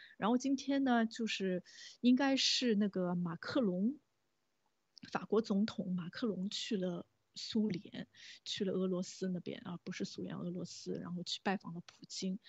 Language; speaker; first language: Chinese; native; Chinese